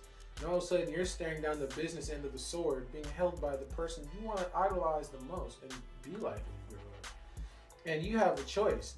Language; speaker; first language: English; native; English